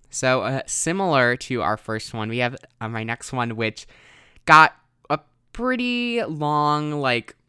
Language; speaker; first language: English; native; English